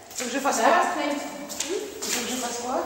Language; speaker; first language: French; native; French